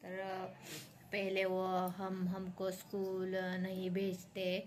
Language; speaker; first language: Hindi; non-native, local second language; Marathi